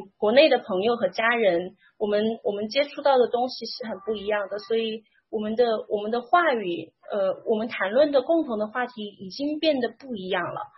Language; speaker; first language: Chinese; native; Chinese